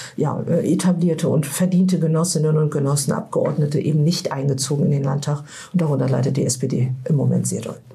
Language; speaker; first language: German; native; German